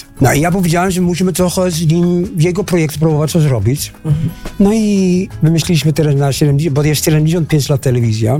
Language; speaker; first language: Polish; non-native, learner; Dutch